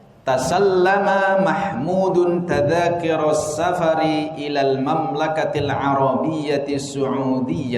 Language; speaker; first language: Arabic; non-native, fluent; Indonesian